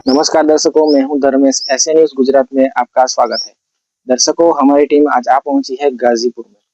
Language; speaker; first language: Hindi; non-native, local second language; Gujarati